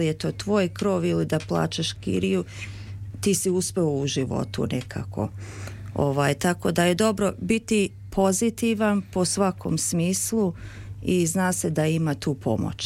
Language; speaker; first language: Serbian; early bilingual, heritage; Serbian